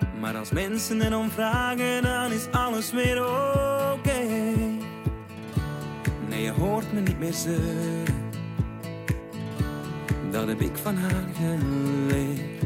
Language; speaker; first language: Dutch; native; Dutch